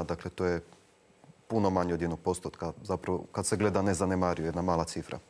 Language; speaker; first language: Croatian; native; Croatian